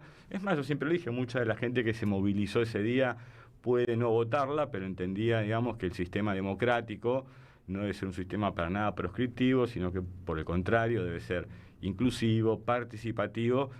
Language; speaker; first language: Spanish; native; Spanish